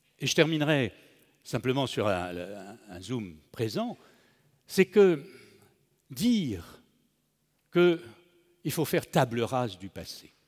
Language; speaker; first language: French; native; French